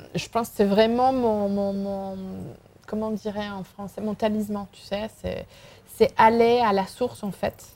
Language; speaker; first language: French; non-native, fluent; Spanish